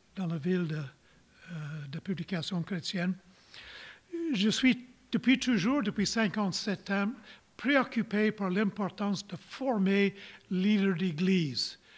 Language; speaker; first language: French; non-native, local second language; English